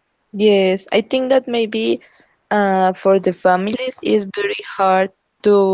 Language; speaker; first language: English; non-native, learner; Spanish